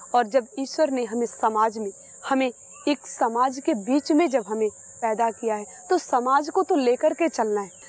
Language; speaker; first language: Hindi; native; Hindi